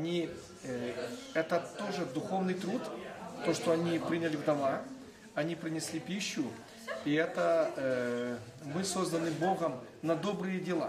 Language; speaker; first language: Russian; non-native, local second language; Ukrainian